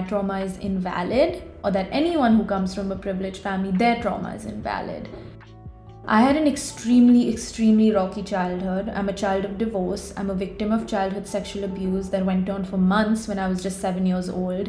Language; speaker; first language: English; non-native, local second language; Hindi